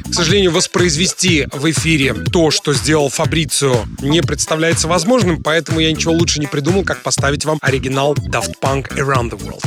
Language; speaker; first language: Russian; native; Russian